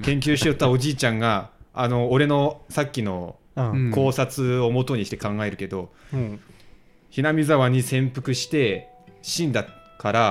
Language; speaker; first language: Japanese; native; Japanese